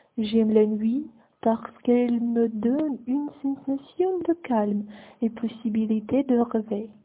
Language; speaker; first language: French; non-native, learner; Ukrainian